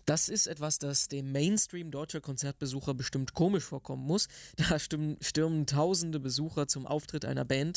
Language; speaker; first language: German; native; German